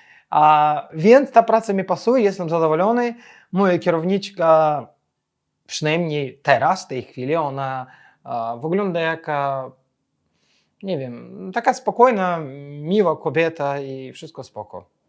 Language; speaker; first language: Polish; non-native, fluent; Azerbaijani